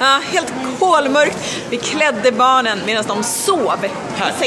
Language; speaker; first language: Swedish; native; Swedish